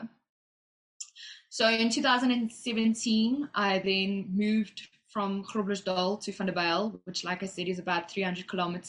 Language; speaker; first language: English; native; English